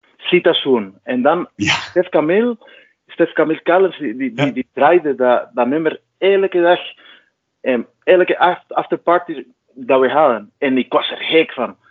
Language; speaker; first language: Dutch; non-native, fluent; Spanish